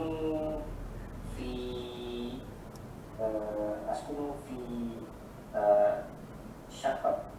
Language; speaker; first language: Arabic; non-native, learner; Indonesian